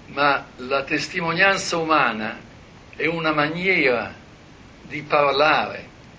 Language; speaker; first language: Italian; native; Italian